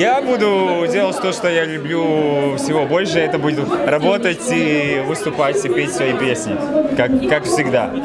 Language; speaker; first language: Russian; non-native, fluent; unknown